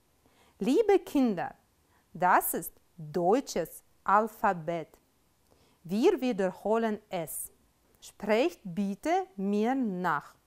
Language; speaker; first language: German; non-native, fluent; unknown